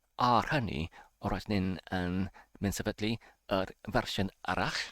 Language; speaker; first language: Welsh; non-native, learner; Polish